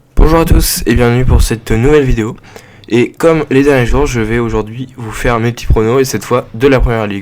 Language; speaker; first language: French; native; French